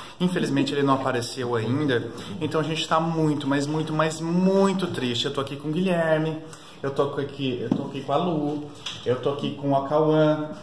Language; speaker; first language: Portuguese; native; Portuguese